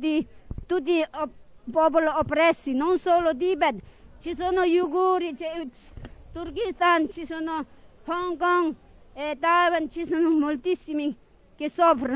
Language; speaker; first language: Italian; non-native, fluent; Tibetan